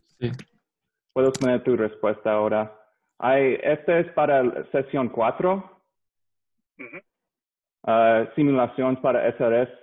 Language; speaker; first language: Spanish; non-native, learner; English